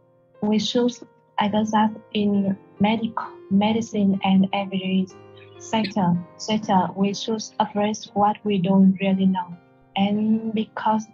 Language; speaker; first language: English; non-native, learner; Vietnamese